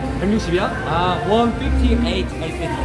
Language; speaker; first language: Korean; native; Korean